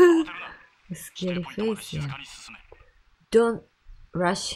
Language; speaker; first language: English; non-native, learner; Japanese